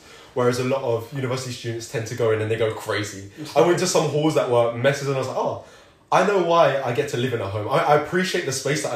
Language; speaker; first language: English; native; English